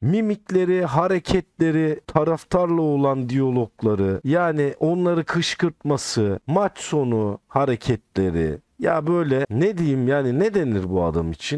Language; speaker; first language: Turkish; native; Turkish